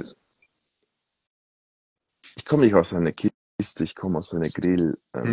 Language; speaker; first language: German; non-native, fluent; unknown